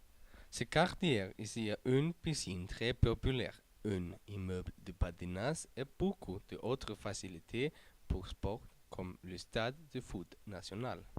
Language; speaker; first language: French; non-native, learner; Icelandic